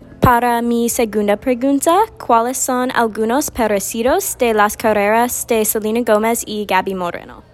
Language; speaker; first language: Spanish; non-native, learner; English